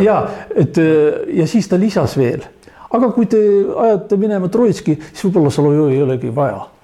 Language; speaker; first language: Estonian; non-native, local second language; Russian